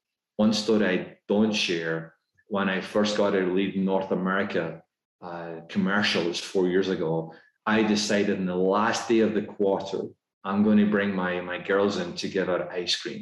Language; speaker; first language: English; native; English